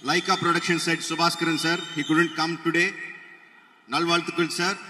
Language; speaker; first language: Tamil; non-native, local second language; Telugu